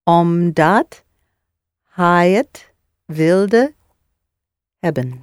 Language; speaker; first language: Dutch; non-native, learner; English